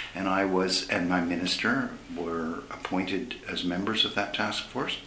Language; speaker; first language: English; native; English